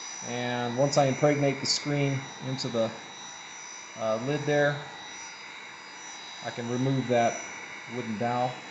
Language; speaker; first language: English; native; English